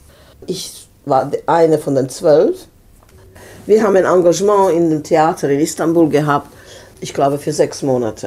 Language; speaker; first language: German; non-native, fluent; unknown